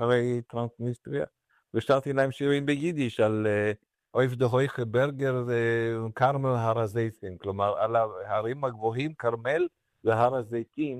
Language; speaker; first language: Hebrew; non-native, fluent; Romanian